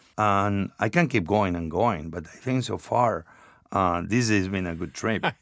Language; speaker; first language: English; non-native, fluent; Spanish